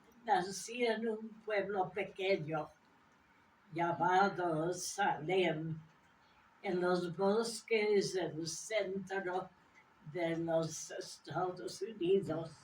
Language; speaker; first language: Spanish; non-native, fluent; English